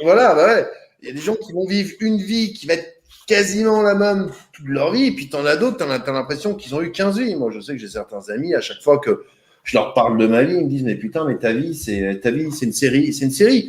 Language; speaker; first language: French; native; French